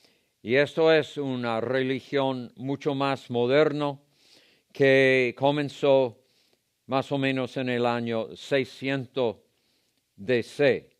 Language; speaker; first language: Spanish; non-native, fluent; English